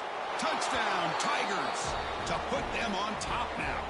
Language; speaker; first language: English; native; English